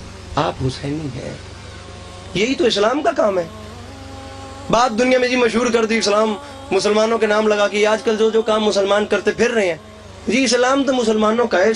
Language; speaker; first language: Urdu; native; Urdu